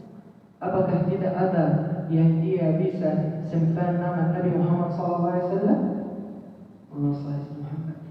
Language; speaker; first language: Indonesian; non-native, fluent; Arabic